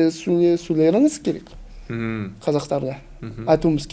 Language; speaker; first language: Kazakh; non-native, local second language; Russian